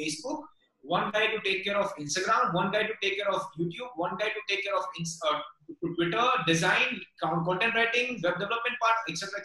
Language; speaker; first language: English; non-native, local second language; Gujarati